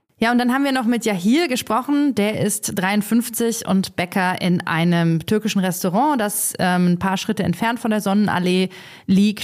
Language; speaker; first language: German; native; German